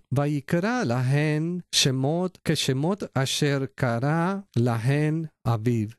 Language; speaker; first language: Hebrew; non-native, learner; Spanish